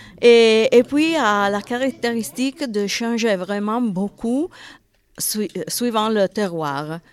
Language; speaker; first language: French; non-native, learner; Italian